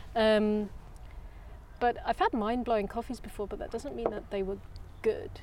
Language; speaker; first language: English; native; English